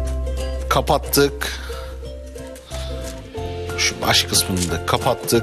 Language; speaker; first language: Turkish; native; Turkish